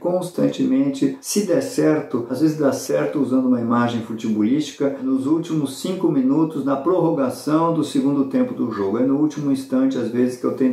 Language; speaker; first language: Portuguese; native; Portuguese